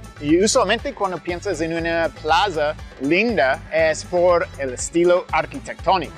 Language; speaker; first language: Spanish; non-native, fluent; English